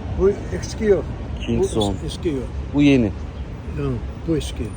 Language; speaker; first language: Turkish; non-native, learner; Georgian